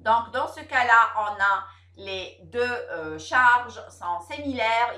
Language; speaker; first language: French; non-native, local second language; Arabic